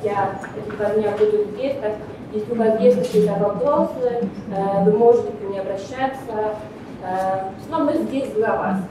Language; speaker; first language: Russian; non-native, learner; Polish